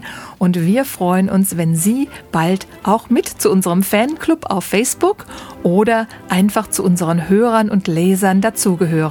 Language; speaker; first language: German; native; German